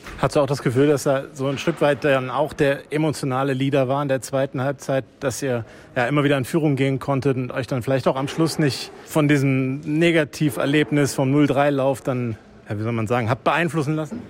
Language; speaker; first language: German; native; German